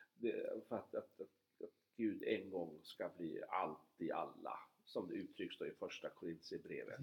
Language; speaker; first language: Swedish; native; Swedish